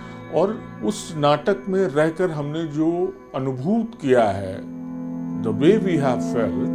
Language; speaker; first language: Hindi; native; Hindi